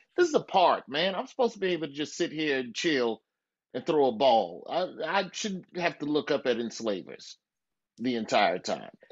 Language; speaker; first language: English; native; English